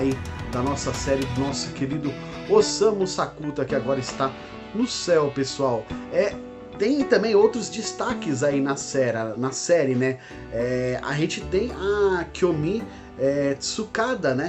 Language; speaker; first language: Portuguese; native; Portuguese